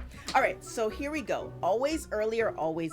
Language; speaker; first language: English; native; English